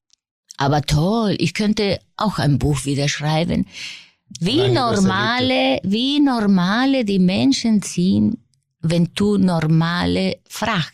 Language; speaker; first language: German; non-native, fluent; Spanish